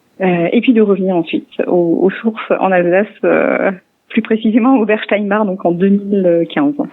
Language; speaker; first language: French; non-native, local second language; Swiss German